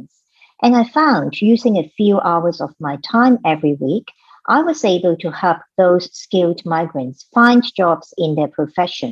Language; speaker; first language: English; non-native, local second language; Cantonese